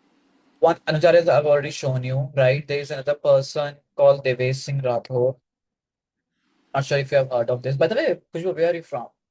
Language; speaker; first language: English; non-native, local second language; Hindi